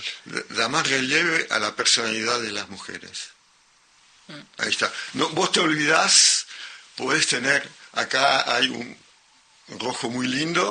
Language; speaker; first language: Spanish; non-native, local second language; French